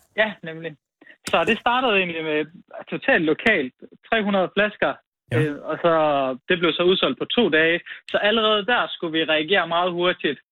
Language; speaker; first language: Danish; early bilingual, other home language; Arabic